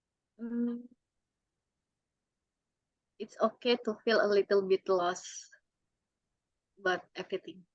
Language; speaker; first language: English; non-native, fluent; Indonesian